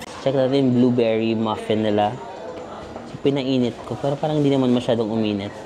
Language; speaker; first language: Filipino; non-native, local second language; Cebuano